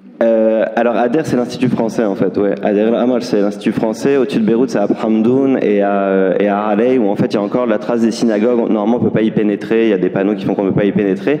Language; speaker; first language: French; native; French